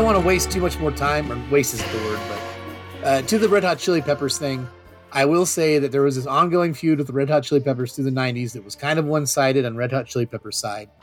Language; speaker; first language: English; native; English